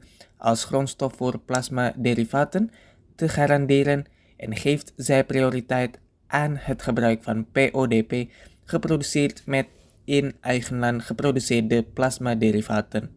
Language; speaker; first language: Dutch; non-native, fluent; Indonesian